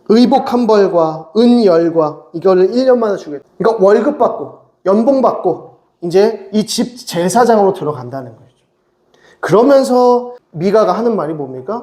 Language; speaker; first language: Korean; native; Korean